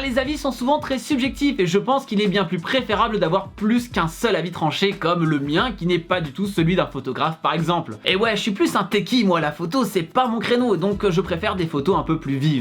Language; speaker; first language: French; native; French